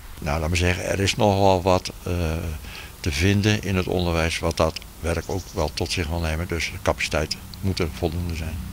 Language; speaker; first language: Dutch; native; Dutch